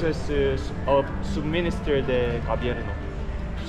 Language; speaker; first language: Spanish; non-native, learner; Korean